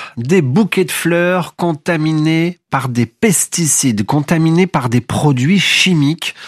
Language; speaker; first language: French; native; French